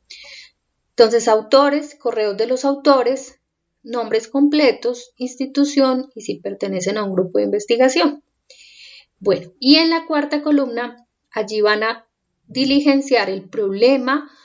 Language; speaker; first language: Spanish; native; Spanish